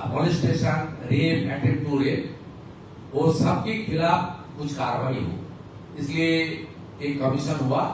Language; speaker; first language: Hindi; non-native, local second language; Bangla